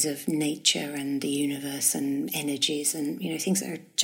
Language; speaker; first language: English; native; English